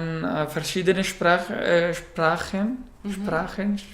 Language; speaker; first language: German; non-native, learner; Pashto